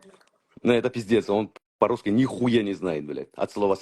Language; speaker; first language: Russian; non-native, fluent; Uzbek